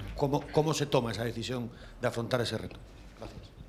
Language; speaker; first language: English; non-native, fluent; German